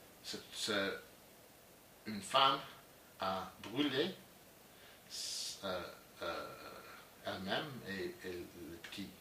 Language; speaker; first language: French; non-native, learner; English